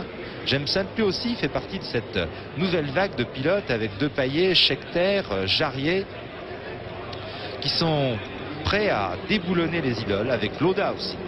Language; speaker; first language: French; native; French